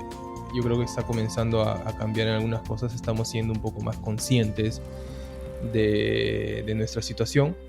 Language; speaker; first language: Spanish; early bilingual, heritage; Spanish